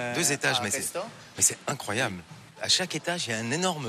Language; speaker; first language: French; native; French